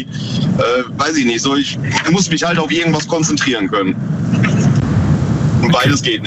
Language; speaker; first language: German; native; German